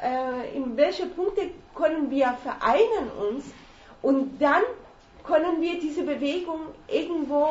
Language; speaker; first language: German; non-native, learner; Persian